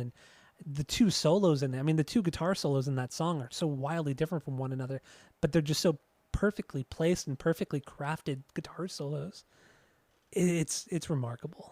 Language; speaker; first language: English; native; English